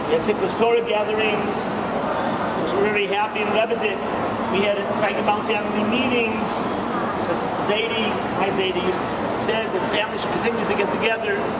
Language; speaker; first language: English; native; English